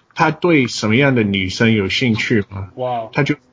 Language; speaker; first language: Chinese; non-native, fluent; English